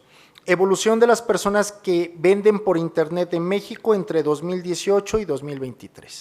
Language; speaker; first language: Spanish; native; Spanish